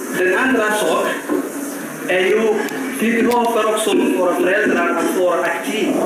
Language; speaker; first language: Swedish; non-native, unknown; Somali